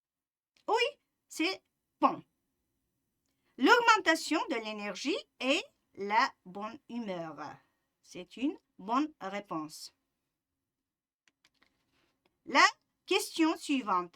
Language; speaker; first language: French; non-native, fluent; Uzbek